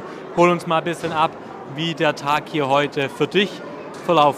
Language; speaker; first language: German; native; German